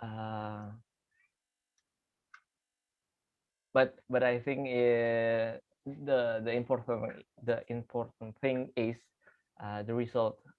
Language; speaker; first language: English; non-native, learner; Indonesian